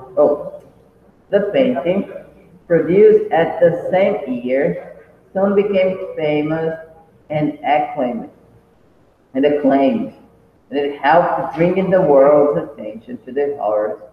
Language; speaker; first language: English; non-native, fluent; Portuguese